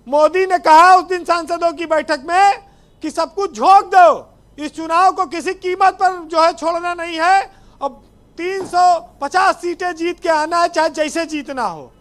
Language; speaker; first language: Hindi; native; Hindi